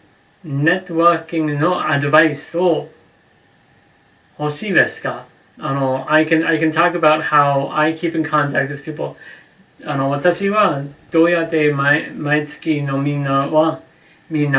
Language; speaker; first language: Japanese; non-native, learner; English